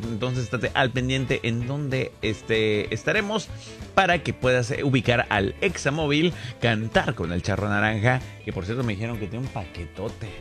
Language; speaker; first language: Spanish; native; Spanish